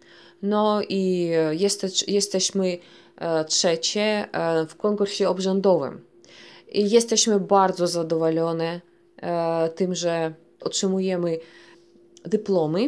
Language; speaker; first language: Polish; early bilingual, heritage; Polish